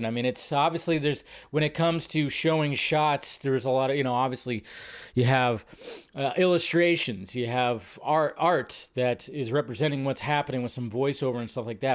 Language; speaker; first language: English; native; English